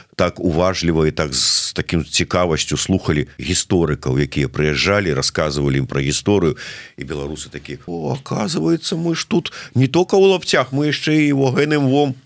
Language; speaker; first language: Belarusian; native; Belarusian